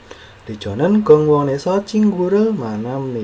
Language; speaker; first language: Korean; non-native, fluent; Indonesian